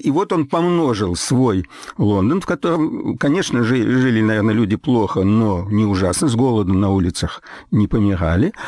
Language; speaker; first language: Russian; native; Russian